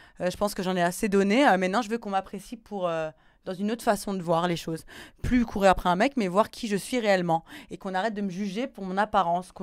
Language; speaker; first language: French; native; French